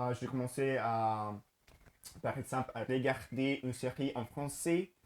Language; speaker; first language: French; non-native, learner; Spanish